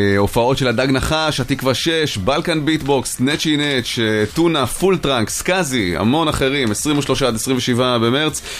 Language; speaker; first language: Hebrew; native; Hebrew